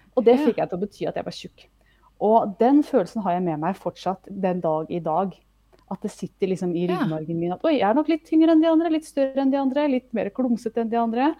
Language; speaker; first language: Norwegian; native; Norwegian